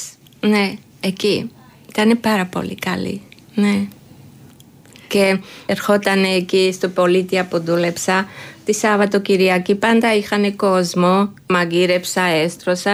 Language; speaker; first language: Greek; non-native, learner; Georgian